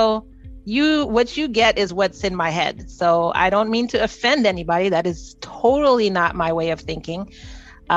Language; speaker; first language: English; native; English